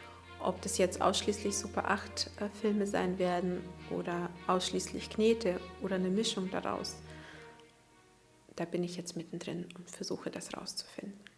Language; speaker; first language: German; early bilingual, other home language; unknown